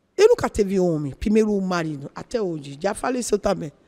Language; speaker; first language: Portuguese; non-native, learner; Yoruba